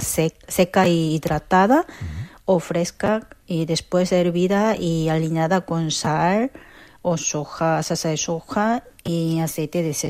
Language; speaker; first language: Spanish; non-native, fluent; Korean